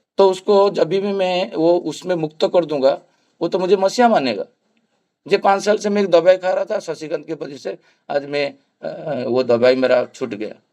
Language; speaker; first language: Hindi; non-native, local second language; Bangla